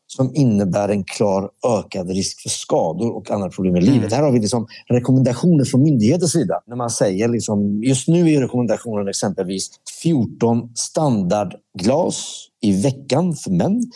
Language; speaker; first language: Swedish; early bilingual, other home language; Persian